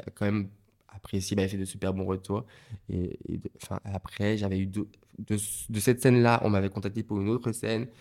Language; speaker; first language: French; native; French